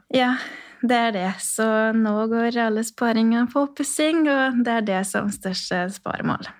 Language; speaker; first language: Norwegian; non-native, fluent; Romanian